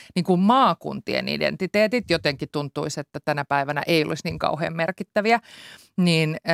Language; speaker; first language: Finnish; native; Finnish